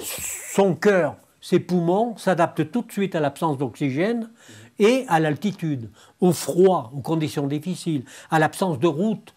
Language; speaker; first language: French; native; French